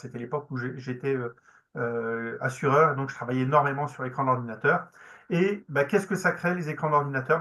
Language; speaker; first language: French; native; French